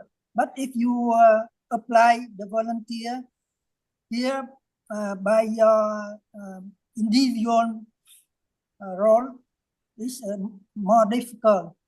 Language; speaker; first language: English; non-native, learner; Vietnamese